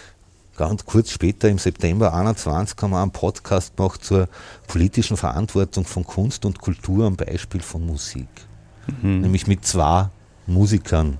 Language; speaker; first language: German; native; German